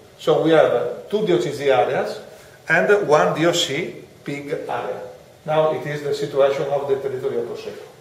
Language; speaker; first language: English; non-native, fluent; Italian